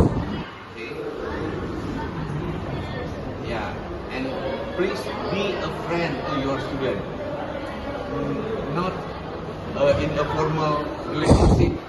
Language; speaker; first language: English; non-native, learner; Indonesian